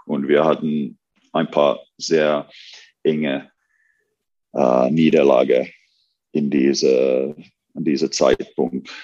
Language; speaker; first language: German; non-native, learner; Finnish